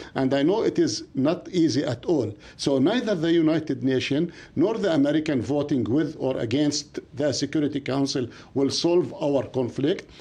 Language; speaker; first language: English; non-native, fluent; Arabic